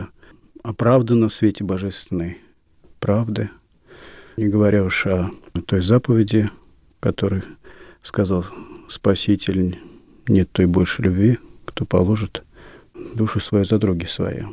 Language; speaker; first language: Russian; native; Russian